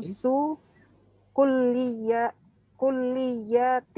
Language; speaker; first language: Arabic; non-native, learner; Indonesian